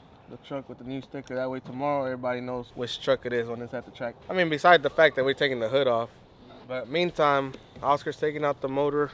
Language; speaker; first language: English; early bilingual, other home language; Spanish